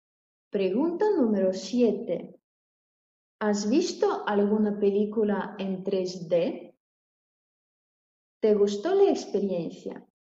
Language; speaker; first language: Spanish; non-native, fluent; Russian